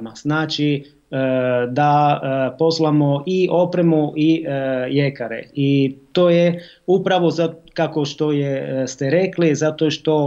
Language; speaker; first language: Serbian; non-native, fluent; Italian